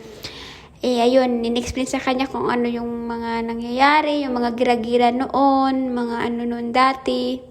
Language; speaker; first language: Filipino; non-native, local second language; Hiligaynon